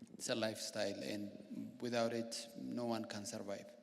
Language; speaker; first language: English; non-native, local second language; Amharic